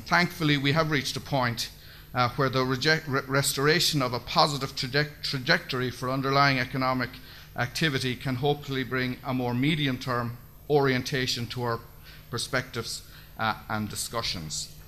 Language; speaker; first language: English; native; English